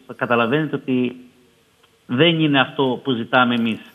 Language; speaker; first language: Greek; native; Greek